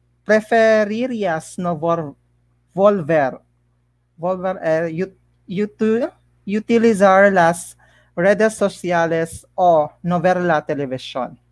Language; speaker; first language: Spanish; non-native, learner; Filipino